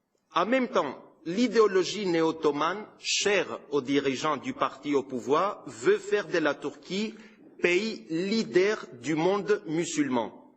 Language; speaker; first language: French; non-native, fluent; Greek